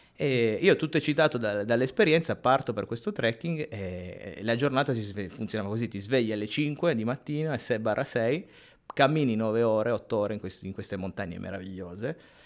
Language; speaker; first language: Italian; native; Italian